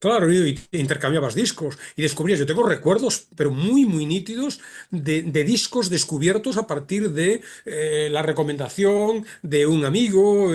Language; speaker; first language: Spanish; native; Spanish